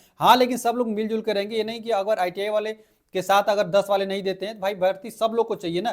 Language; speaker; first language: Hindi; native; Hindi